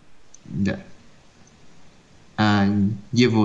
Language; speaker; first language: Russian; non-native, learner; Vietnamese